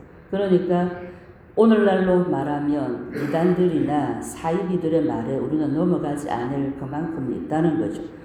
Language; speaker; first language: Korean; native; Korean